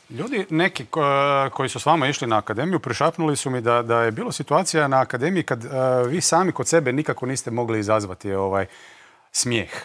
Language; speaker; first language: Croatian; native; Croatian